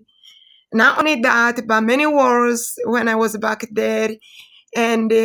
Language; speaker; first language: English; non-native, local second language; Kinyarwanda